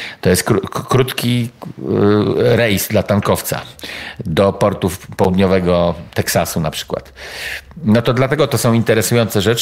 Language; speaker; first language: Polish; native; Polish